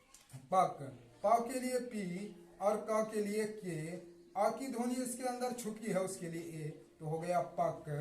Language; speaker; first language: Hindi; native; Hindi